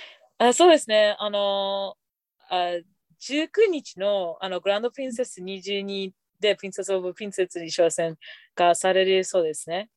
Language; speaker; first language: Japanese; non-native, fluent; English